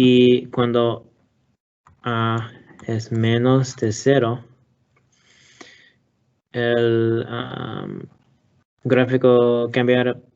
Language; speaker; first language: Spanish; non-native, learner; English